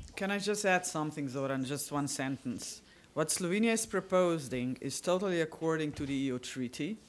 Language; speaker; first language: English; non-native, fluent; Slovenian